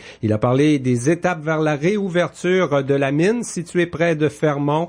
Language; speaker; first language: French; native; French